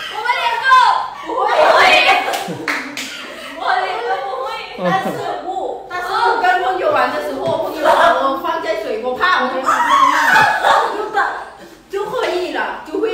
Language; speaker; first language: Chinese; non-native, learner; Lao